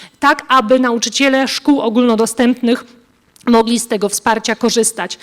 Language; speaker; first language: Polish; native; Polish